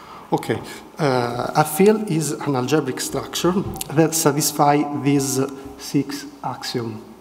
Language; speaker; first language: English; non-native, fluent; Italian